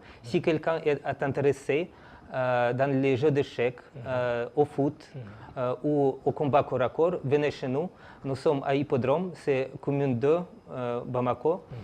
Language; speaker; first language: French; non-native, fluent; Russian